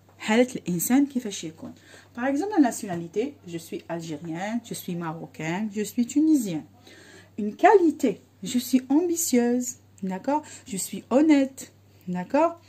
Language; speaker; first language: French; non-native, local second language; Arabic